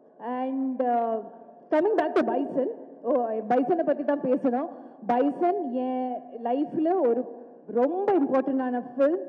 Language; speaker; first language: Tamil; non-native, local second language; Malayalam